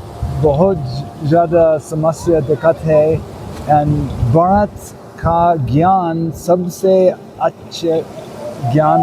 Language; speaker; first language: Hindi; non-native, learner; English